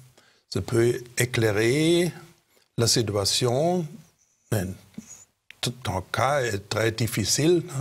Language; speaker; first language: French; non-native, fluent; German